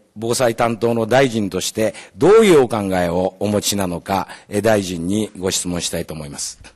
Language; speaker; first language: Japanese; native; Japanese